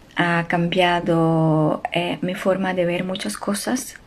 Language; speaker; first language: Spanish; non-native, fluent; Ukrainian